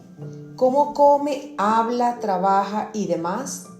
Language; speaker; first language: Spanish; native; Spanish